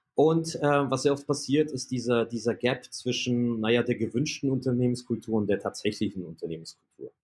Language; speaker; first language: German; early bilingual, other home language; Polish